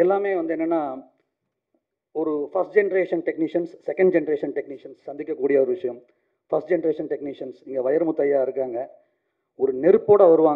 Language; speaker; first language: Tamil; native; Tamil